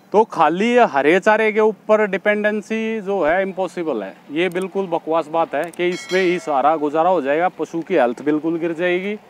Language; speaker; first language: Hindi; native; Hindi